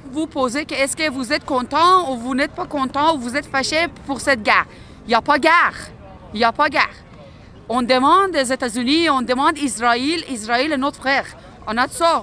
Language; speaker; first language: French; non-native, local second language; Persian